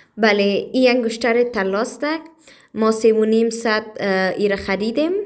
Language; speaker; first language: Persian; early bilingual, heritage; Persian